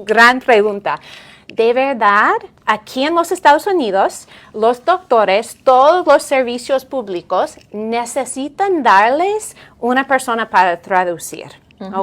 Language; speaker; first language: Spanish; non-native, fluent; English